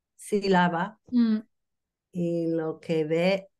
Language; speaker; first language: Spanish; non-native, learner; English